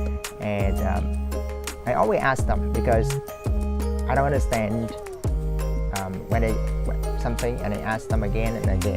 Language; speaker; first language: English; non-native, fluent; Vietnamese